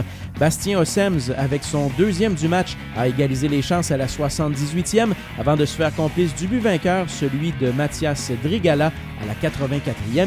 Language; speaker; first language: French; native; French